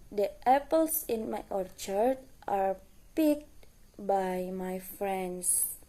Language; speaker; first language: English; non-native, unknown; Indonesian